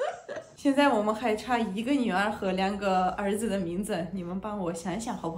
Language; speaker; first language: Chinese; non-native, fluent; Russian